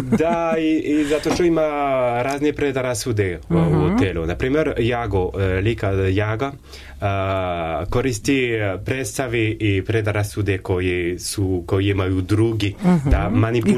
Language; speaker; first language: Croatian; non-native, learner; French